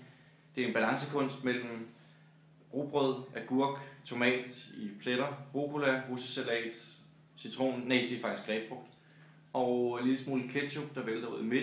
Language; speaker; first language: Danish; native; Danish